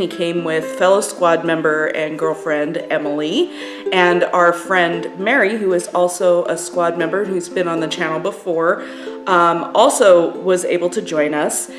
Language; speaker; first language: English; native; English